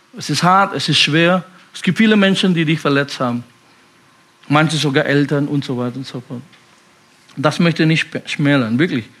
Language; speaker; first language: German; non-native, fluent; Indonesian